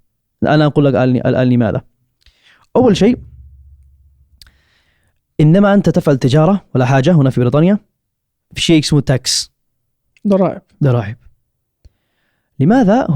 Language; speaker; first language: Arabic; non-native, fluent; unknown